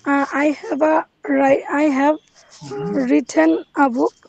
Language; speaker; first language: English; non-native, learner; Bangla